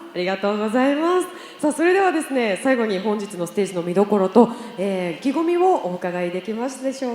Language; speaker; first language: Japanese; native; Japanese